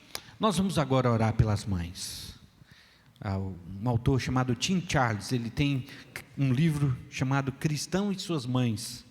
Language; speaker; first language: Portuguese; native; Portuguese